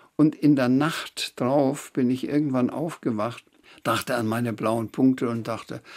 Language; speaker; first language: German; native; German